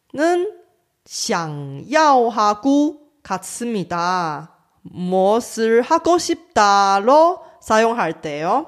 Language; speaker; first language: Korean; non-native, fluent; Chinese